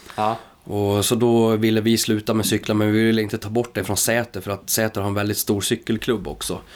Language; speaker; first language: Swedish; native; Swedish